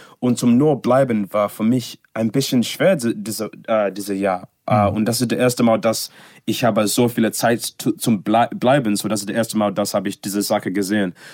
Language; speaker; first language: German; non-native, learner; English